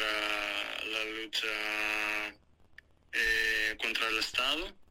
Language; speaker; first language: Spanish; non-native, fluent; Greek